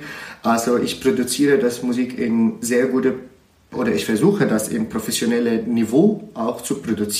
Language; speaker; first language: German; non-native, learner; Arabic